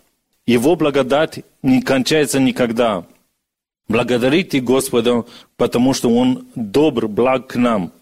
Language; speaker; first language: Russian; early bilingual, other home language; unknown